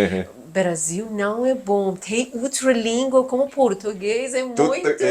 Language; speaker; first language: Portuguese; non-native, learner; Persian